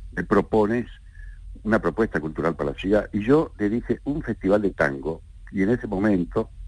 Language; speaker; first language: Spanish; native; Spanish